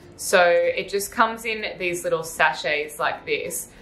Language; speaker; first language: English; native; English